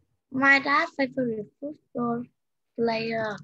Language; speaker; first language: English; non-native, learner; Vietnamese